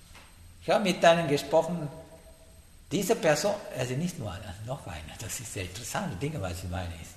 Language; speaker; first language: German; non-native, learner; Sinhala